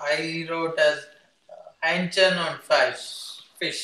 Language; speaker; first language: German; non-native, learner; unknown